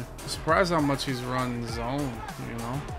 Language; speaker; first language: English; native; English